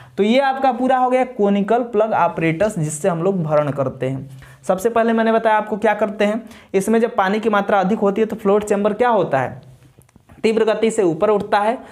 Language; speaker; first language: Hindi; native; Hindi